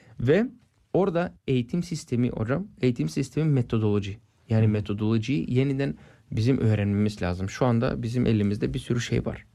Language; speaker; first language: Turkish; early bilingual, heritage; Turkish